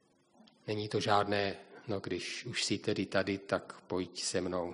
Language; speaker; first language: Czech; native; Czech